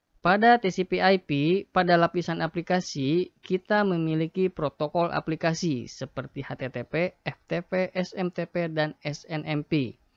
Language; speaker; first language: Indonesian; native; Indonesian